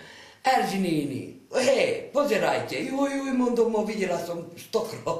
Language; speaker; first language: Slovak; non-native, local second language; Hungarian